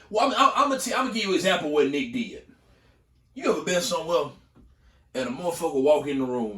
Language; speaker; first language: English; native; English